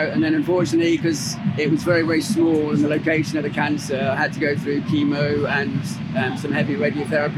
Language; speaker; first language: English; native; English